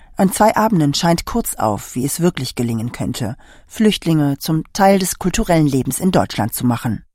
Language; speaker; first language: German; native; German